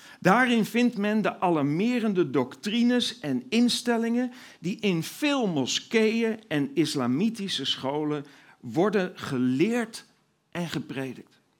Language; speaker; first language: Dutch; native; Dutch